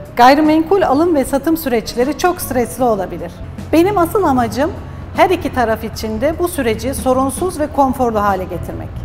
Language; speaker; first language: Turkish; early bilingual, heritage; Turkish